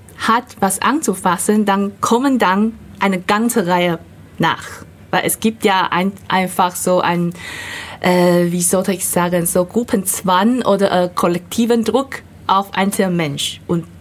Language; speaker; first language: German; non-native, fluent; Chinese